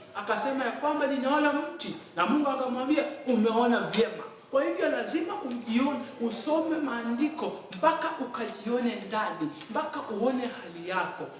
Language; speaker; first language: Swahili; native; Swahili